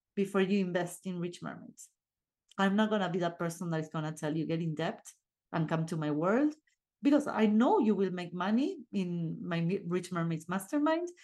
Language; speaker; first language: English; non-native, fluent; Spanish